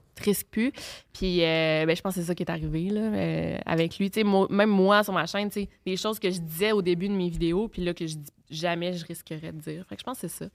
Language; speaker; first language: French; native; French